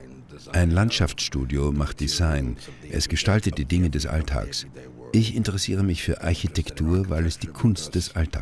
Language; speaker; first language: German; native; German